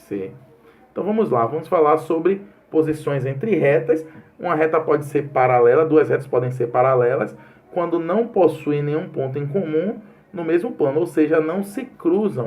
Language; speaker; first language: Portuguese; native; Portuguese